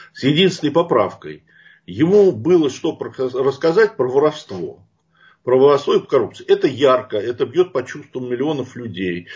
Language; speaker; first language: Russian; native; Russian